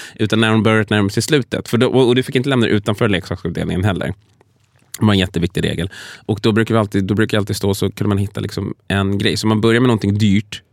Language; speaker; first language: Swedish; native; Swedish